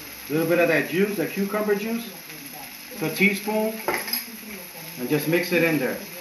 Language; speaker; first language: English; early bilingual, other home language; Spanish